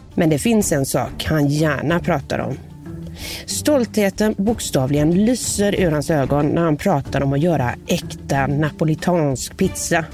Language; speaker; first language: Swedish; native; Swedish